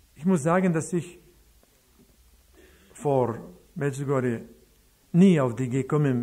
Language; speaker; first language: German; non-native, fluent; Croatian